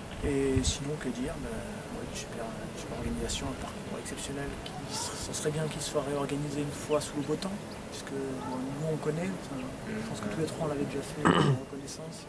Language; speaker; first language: French; native; French